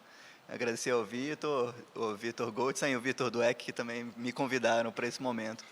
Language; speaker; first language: Portuguese; native; Portuguese